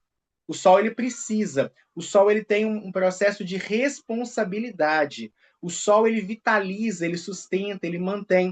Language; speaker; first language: Portuguese; native; Portuguese